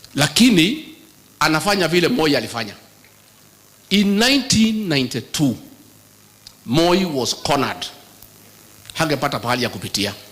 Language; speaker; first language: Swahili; non-native, local second language; Kikuyu